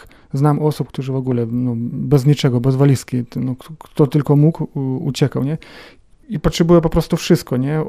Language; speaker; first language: Polish; non-native, fluent; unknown